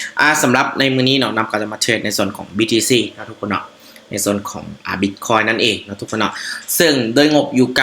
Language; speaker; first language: Thai; non-native, local second language; Northeastern Thai